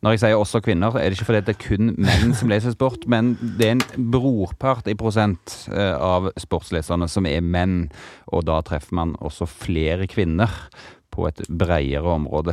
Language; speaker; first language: Norwegian; native; Norwegian